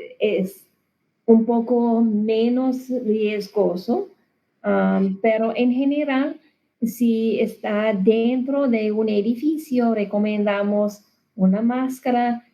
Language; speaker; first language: Spanish; non-native, learner; English